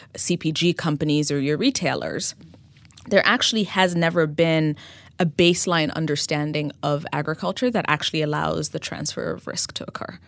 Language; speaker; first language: English; non-native, fluent; Amharic